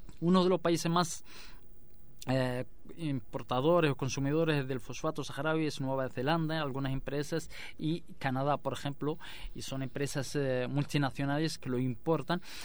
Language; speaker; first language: Spanish; non-native, local second language; Arabic